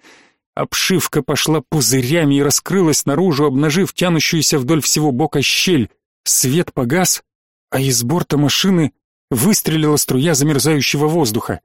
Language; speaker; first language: Russian; native; Russian